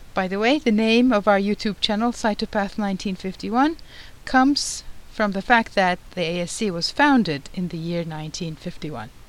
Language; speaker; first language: English; non-native, fluent; Turkish